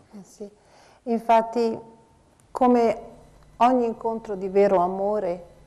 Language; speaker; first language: Italian; native; Italian